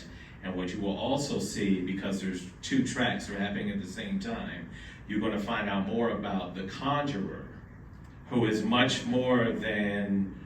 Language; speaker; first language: English; native; English